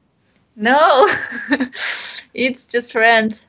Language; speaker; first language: English; non-native, learner; Bashkir